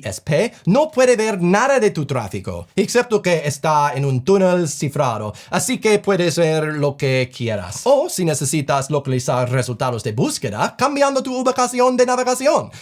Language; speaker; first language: Spanish; non-native, learner; English